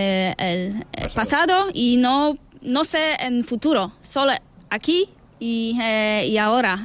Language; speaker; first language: Spanish; non-native, learner; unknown